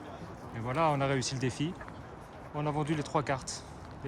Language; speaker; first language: French; native; French